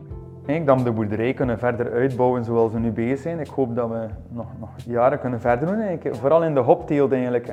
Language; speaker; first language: Dutch; native; Dutch